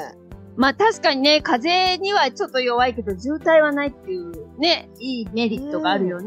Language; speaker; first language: Japanese; native; Japanese